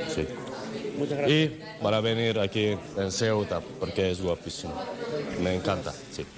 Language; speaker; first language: Spanish; non-native, learner; Macedonian